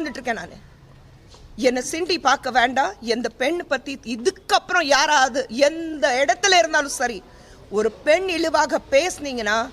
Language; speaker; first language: Tamil; non-native, fluent; Hindi